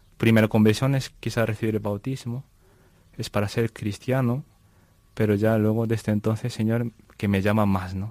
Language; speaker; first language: Spanish; non-native, fluent; Japanese